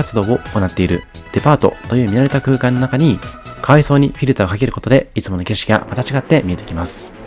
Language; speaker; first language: Japanese; native; Japanese